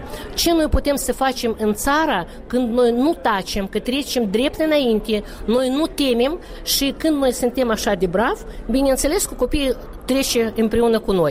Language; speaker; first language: Romanian; non-native, local second language; Russian